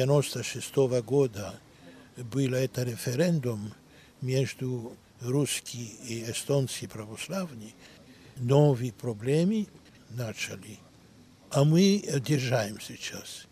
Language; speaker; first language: Russian; non-native, learner; Greek